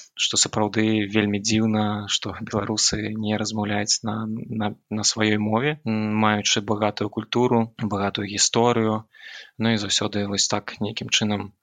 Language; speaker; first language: Belarusian; non-native, local second language; Russian